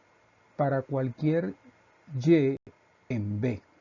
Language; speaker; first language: Spanish; native; Spanish